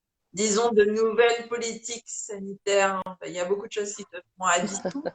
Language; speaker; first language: French; native; French